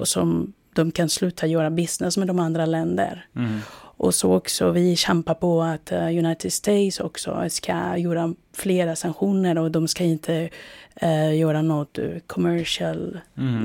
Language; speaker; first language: Swedish; non-native, fluent; Spanish